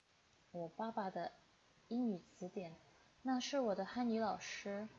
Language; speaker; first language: Chinese; non-native, fluent; Indonesian